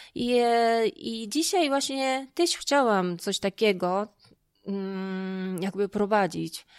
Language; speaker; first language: Polish; non-native, fluent; Japanese